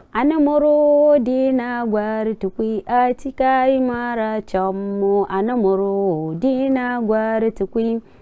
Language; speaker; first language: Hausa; non-native, local second language; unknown